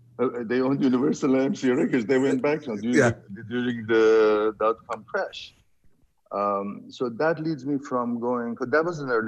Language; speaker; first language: English; non-native, fluent; Persian